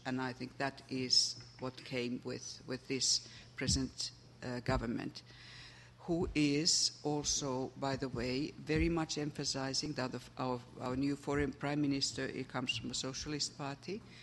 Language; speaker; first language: English; non-native, fluent; Finnish